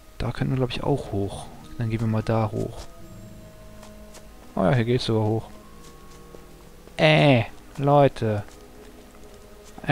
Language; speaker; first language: German; native; German